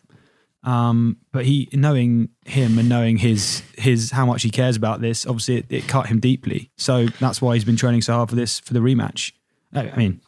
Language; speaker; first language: English; native; English